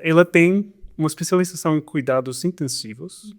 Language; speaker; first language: Portuguese; non-native, fluent; Spanish